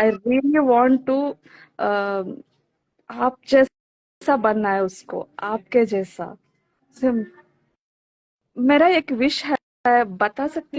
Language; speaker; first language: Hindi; non-native, local second language; Telugu